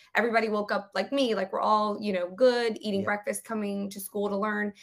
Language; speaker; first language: English; native; English